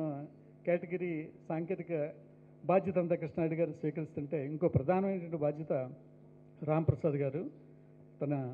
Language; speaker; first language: Telugu; native; Telugu